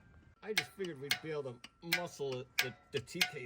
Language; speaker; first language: English; native; English